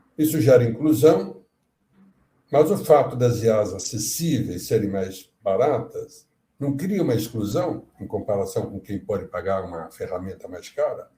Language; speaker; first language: Portuguese; native; Portuguese